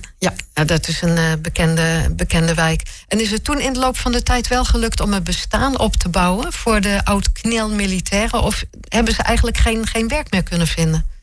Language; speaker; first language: Dutch; native; Dutch